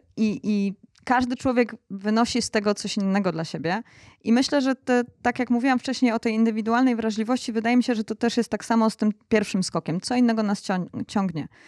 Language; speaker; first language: Polish; native; Polish